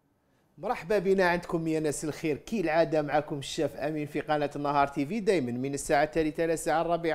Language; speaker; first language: Arabic; native; Arabic